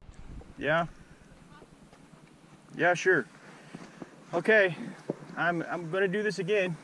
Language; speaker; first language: English; native; English